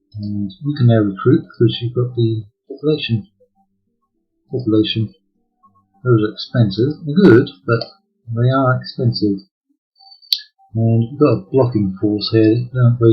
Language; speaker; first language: English; native; English